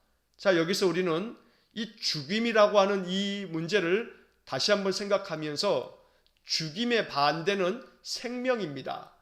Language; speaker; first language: Korean; native; Korean